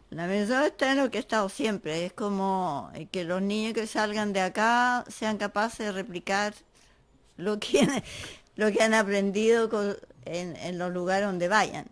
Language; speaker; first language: Spanish; non-native, fluent; French